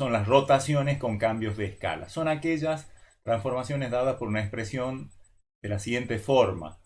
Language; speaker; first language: Spanish; native; Spanish